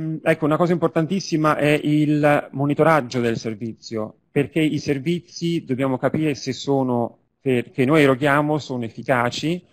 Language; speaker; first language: Italian; native; Italian